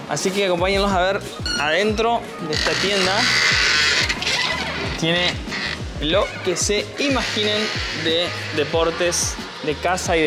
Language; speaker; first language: Spanish; native; Spanish